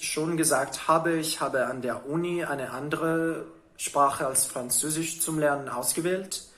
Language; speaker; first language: German; non-native, learner; Spanish